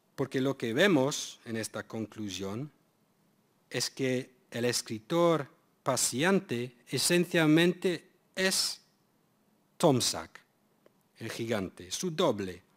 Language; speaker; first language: Spanish; non-native, fluent; English